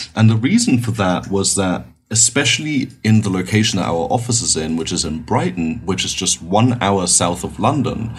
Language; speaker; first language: English; non-native, fluent; German